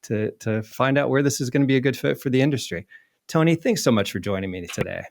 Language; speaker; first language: English; native; English